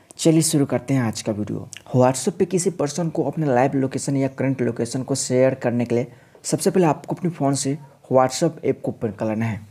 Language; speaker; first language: Hindi; native; Hindi